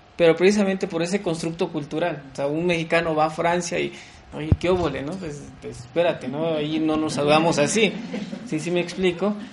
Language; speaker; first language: Spanish; early bilingual, heritage; French